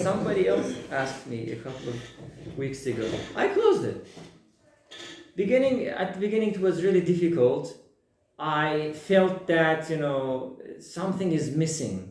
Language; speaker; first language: English; non-native, fluent; Persian